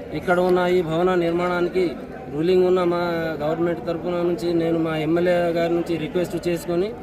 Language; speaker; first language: Telugu; non-native, local second language; Lambadi